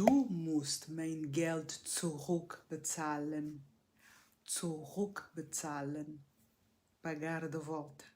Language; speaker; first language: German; non-native, fluent; Portuguese